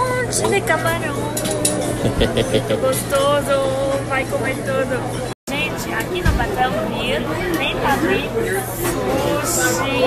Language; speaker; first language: Portuguese; non-native, fluent; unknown